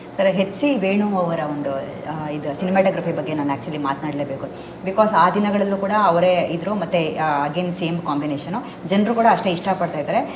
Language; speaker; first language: Kannada; native; Kannada